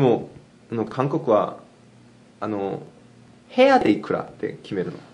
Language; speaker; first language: Japanese; non-native, fluent; Korean